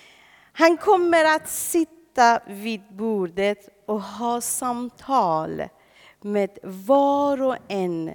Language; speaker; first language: Swedish; non-native, fluent; Persian